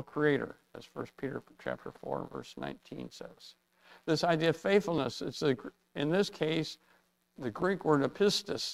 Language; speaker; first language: English; native; English